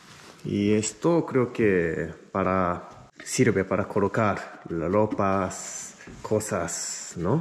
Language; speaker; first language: Spanish; non-native, fluent; Japanese